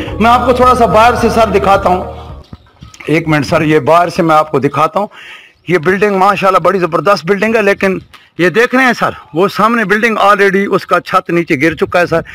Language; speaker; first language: Urdu; non-native, local second language; Saraiki